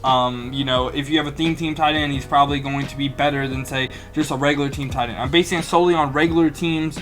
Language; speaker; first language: English; native; English